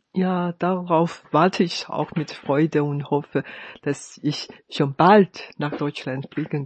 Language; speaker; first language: German; non-native, fluent; Chinese